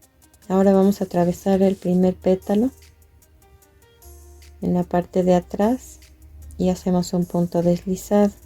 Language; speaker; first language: Spanish; native; Spanish